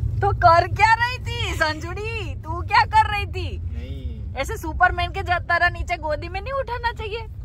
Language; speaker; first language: Hindi; non-native, local second language; Gujarati